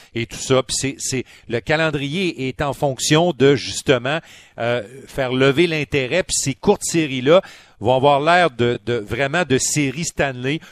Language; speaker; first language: French; native; French